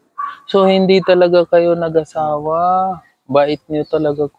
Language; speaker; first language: Filipino; non-native, learner; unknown